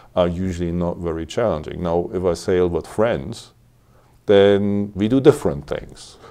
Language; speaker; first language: English; non-native, fluent; German